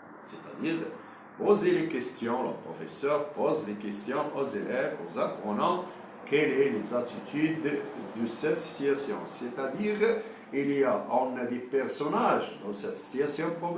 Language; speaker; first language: French; non-native, local second language; Arabic